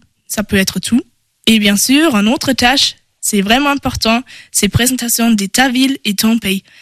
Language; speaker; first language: French; non-native, learner; German